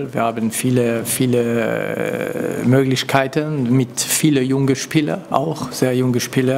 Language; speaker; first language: German; non-native, local second language; French